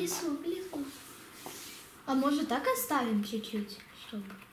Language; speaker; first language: Russian; non-native, local second language; Lithuanian